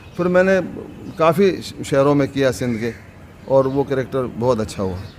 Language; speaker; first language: Urdu; non-native, local second language; Pashto